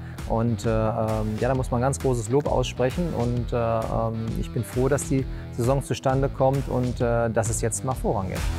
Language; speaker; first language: German; native; German